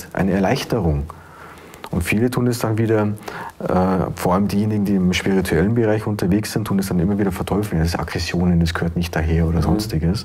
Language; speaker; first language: German; native; German